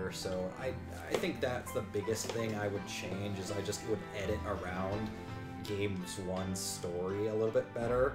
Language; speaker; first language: English; native; English